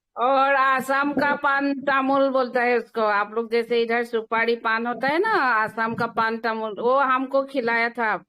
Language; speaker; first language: Hindi; non-native, local second language; Assamese